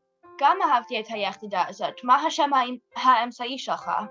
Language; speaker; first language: Hebrew; non-native, learner; English